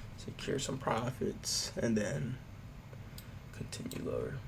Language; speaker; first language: English; native; English